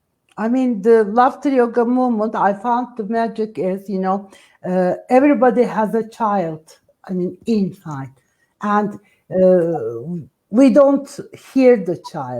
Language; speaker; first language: English; non-native, fluent; Turkish